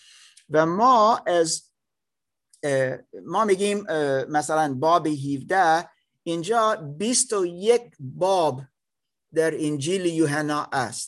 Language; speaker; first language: Persian; non-native, learner; German